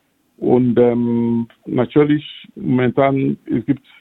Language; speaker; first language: German; non-native, fluent; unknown